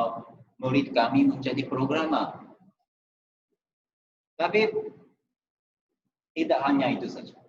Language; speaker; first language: Indonesian; non-native, fluent; Japanese